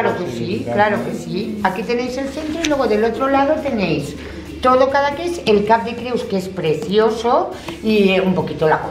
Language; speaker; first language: Spanish; native; Spanish